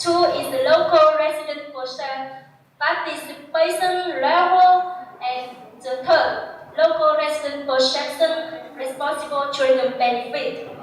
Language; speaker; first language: English; non-native, learner; Vietnamese